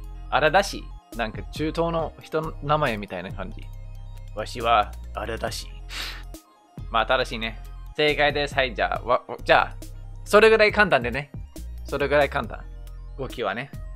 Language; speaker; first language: Japanese; non-native, fluent; English